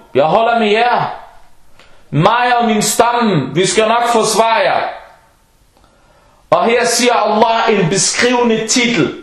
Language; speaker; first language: Danish; non-native, local second language; Arabic